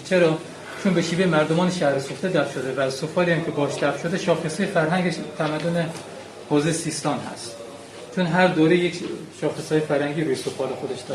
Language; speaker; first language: Persian; native; Persian